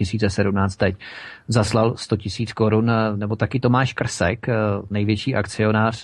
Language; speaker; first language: Czech; native; Czech